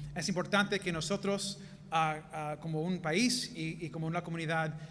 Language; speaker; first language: Spanish; early bilingual, heritage; Spanish